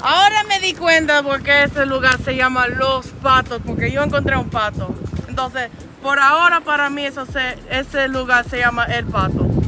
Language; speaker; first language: Spanish; non-native, fluent; English